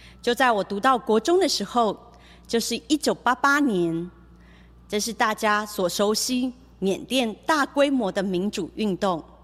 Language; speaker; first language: Chinese; early bilingual, heritage; Chinese